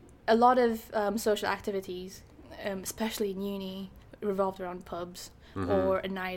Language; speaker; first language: English; non-native, local second language; Malay